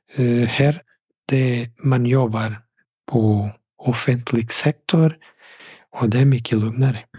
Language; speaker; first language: Swedish; non-native, fluent; Portuguese